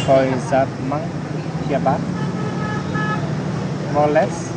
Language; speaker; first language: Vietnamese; non-native, learner; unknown